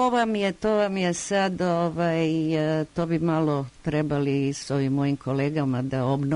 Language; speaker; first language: Croatian; native; Croatian